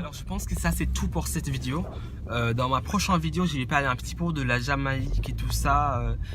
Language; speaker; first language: French; non-native, fluent; English